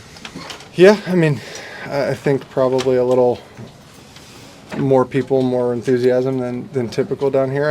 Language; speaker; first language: English; native; English